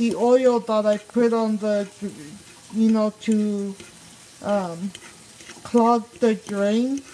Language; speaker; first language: English; early bilingual, other home language; Spanish